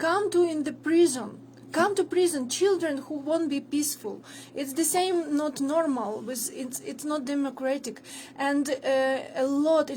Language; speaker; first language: English; non-native, learner; Ukrainian